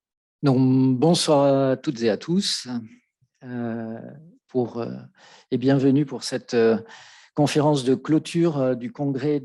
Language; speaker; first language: French; native; French